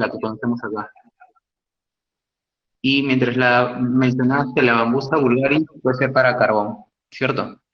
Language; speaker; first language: Spanish; native; Spanish